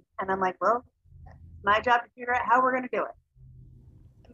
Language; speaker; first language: English; native; English